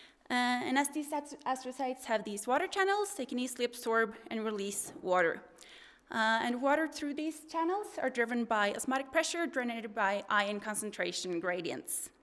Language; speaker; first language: English; non-native, fluent; Norwegian